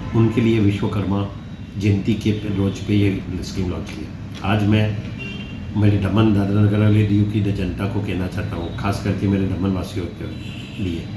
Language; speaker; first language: Hindi; non-native, local second language; Gujarati